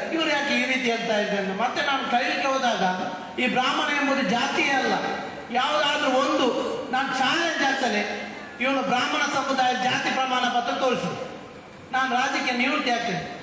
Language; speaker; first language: Kannada; non-native, local second language; Badaga